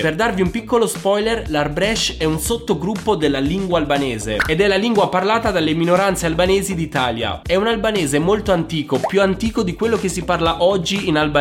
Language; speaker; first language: Italian; native; Italian